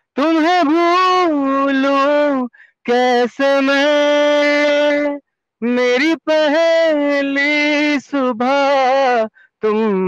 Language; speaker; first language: Hindi; native; Hindi